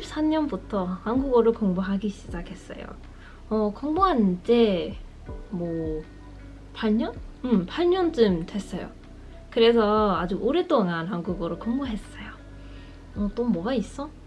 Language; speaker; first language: Korean; non-native, fluent; English